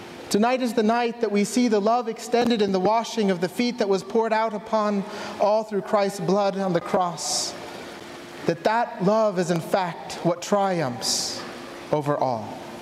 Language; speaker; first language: English; native; English